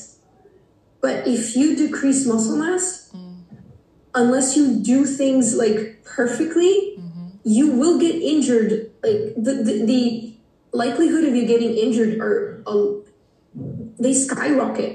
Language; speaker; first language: English; non-native, fluent; Portuguese